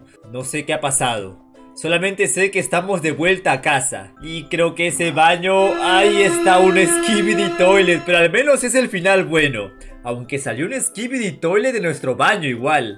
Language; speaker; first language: Spanish; native; Spanish